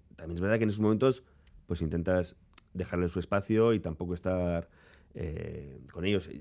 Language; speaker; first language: Spanish; native; Spanish